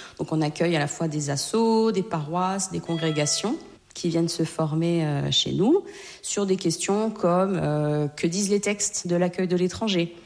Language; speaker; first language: French; native; French